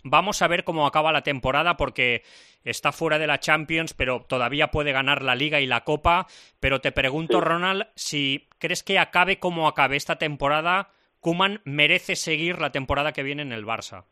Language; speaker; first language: Spanish; native; Spanish